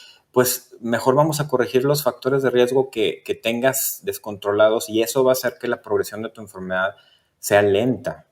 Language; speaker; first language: Spanish; native; Spanish